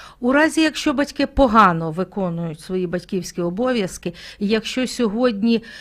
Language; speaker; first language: Ukrainian; native; Ukrainian